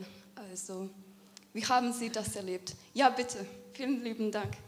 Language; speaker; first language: German; non-native, fluent; Serbian